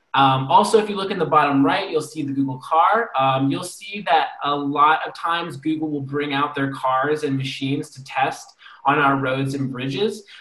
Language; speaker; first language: English; native; English